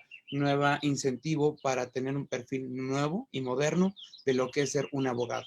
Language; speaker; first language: Spanish; native; Spanish